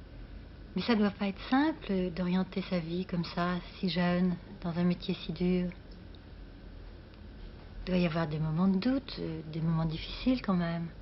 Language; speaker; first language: French; native; French